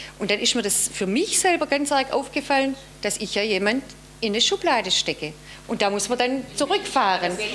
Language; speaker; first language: German; native; German